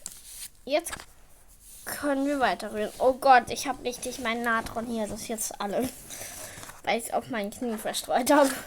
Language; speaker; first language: German; native; German